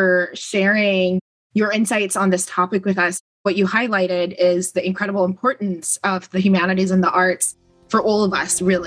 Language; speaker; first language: English; non-native, local second language; Filipino